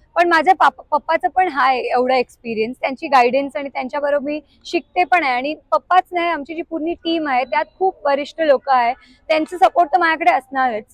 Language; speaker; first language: Marathi; non-native, local second language; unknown